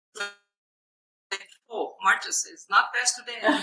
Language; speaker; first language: English; non-native, fluent; Hungarian